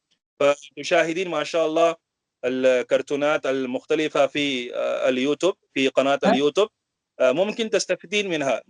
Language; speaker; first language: Arabic; non-native, fluent; Urdu